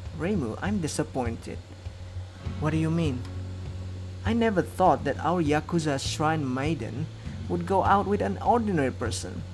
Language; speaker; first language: English; non-native, fluent; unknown